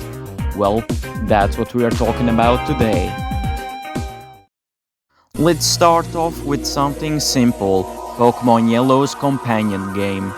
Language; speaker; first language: English; non-native, fluent; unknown